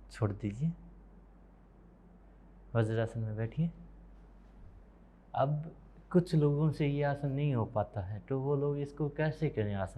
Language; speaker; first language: Hindi; native; Hindi